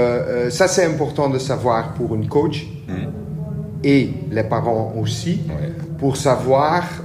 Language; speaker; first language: French; non-native, learner; Dutch